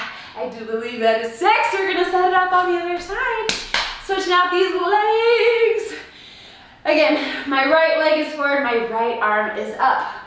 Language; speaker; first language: English; native; English